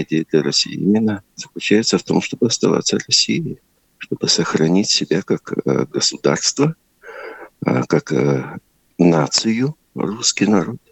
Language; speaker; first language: Russian; native; Russian